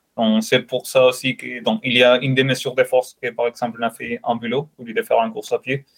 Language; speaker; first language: French; non-native, fluent; Spanish